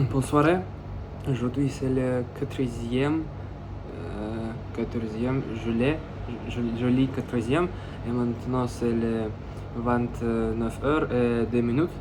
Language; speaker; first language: French; non-native, learner; Russian